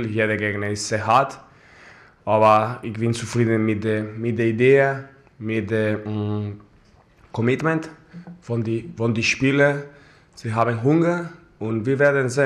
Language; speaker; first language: German; non-native, fluent; Spanish